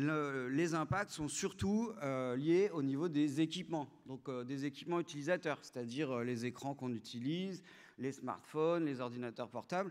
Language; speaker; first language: French; native; French